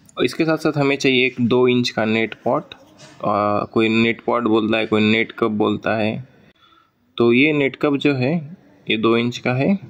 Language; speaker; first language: Hindi; non-native, local second language; Marathi